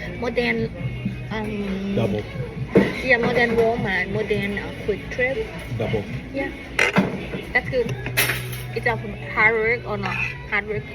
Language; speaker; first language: English; non-native, learner; Thai